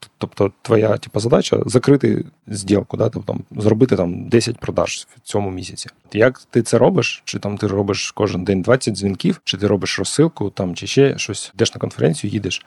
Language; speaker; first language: Ukrainian; non-native, local second language; Russian